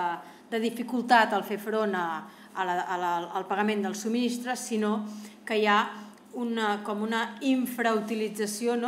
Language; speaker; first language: Catalan; native; Catalan